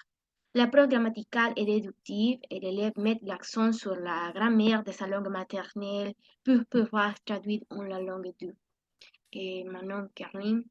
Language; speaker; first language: French; non-native, learner; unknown